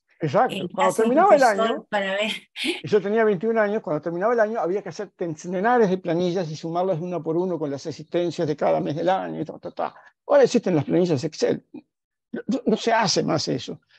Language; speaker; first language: Spanish; native; Spanish